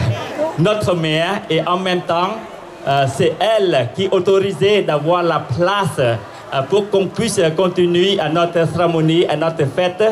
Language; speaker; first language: French; non-native, fluent; Khmer